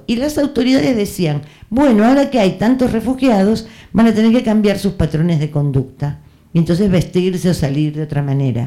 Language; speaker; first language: Spanish; native; Spanish